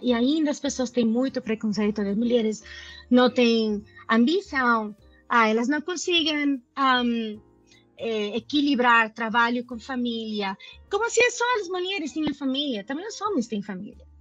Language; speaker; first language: Portuguese; non-native, fluent; Spanish